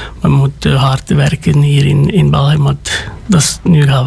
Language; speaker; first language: Dutch; non-native, learner; Romanian